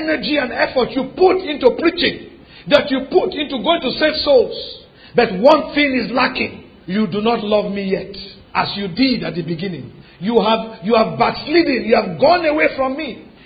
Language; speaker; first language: English; non-native, local second language; Yoruba